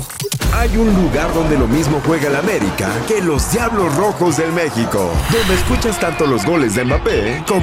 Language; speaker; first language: Spanish; native; Spanish